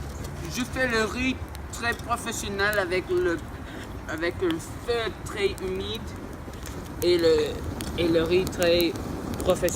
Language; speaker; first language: French; non-native, learner; English